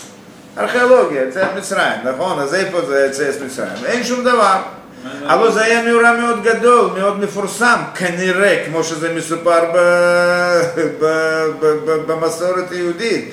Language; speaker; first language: Hebrew; non-native, fluent; Russian